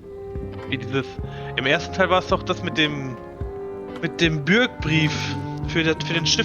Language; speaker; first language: German; native; German